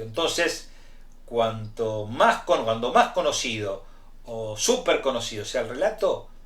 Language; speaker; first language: Spanish; native; Spanish